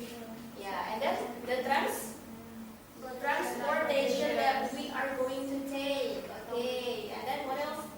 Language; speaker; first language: English; non-native, fluent; Indonesian